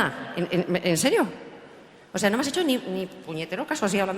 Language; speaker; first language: Spanish; native; Spanish